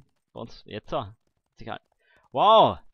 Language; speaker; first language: German; native; German